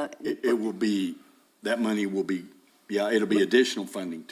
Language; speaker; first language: English; native; English